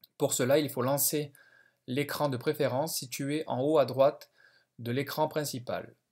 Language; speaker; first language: French; native; French